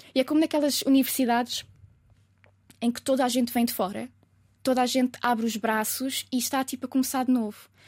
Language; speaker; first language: Portuguese; native; Portuguese